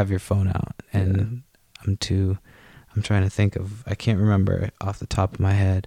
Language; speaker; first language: English; native; English